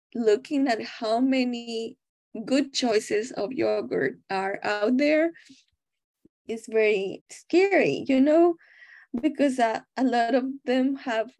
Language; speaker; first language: English; non-native, fluent; Spanish